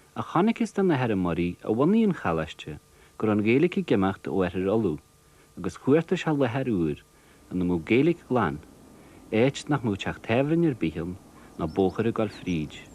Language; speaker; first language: Irish; native; Irish